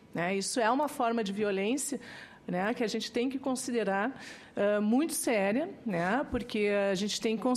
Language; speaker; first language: Portuguese; native; Portuguese